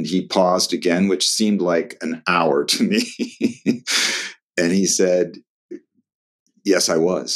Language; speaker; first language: English; native; English